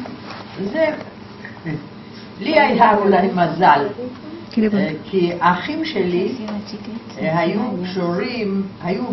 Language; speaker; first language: Hebrew; non-native, fluent; Polish